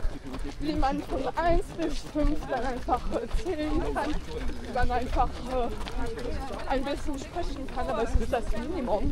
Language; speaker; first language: German; non-native, fluent; French